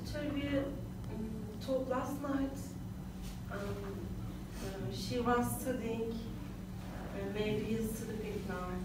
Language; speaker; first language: English; non-native, learner; Turkish